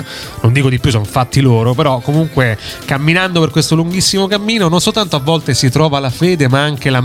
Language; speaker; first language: Italian; native; Italian